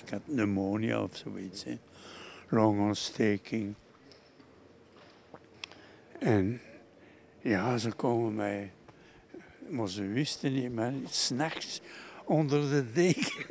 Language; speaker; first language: Dutch; non-native, local second language; French